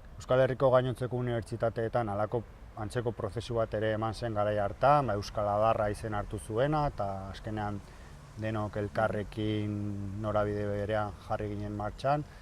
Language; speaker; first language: Basque; non-native, local second language; Spanish